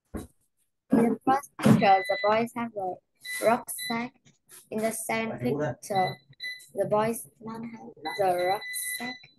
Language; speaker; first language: English; non-native, learner; Vietnamese